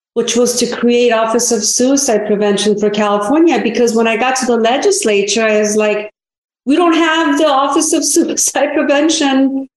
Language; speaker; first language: English; early bilingual, other home language; Korean